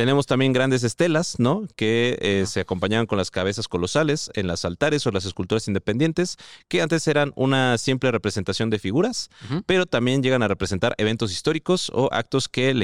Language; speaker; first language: Spanish; native; Spanish